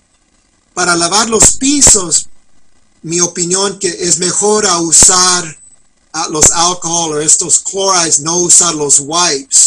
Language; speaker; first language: Spanish; non-native, fluent; English